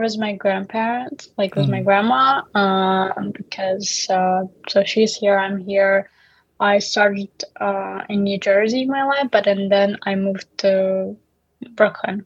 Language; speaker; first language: English; non-native, fluent; Uzbek